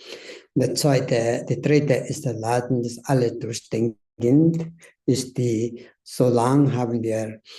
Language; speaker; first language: German; non-native, learner; Tibetan